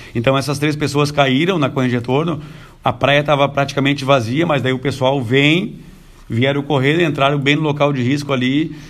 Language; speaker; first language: Portuguese; native; Portuguese